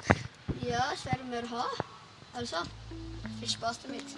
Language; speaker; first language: German; native; German